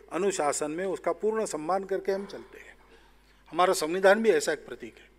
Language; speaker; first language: Hindi; non-native, local second language; Marathi